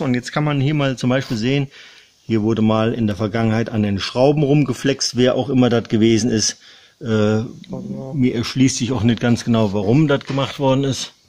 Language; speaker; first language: German; native; German